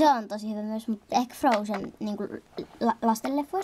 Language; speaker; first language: Finnish; native; Finnish